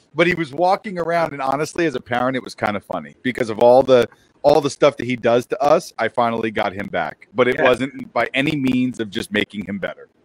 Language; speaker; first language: English; native; English